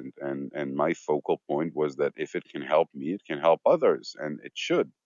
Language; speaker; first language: English; non-native, fluent; Hebrew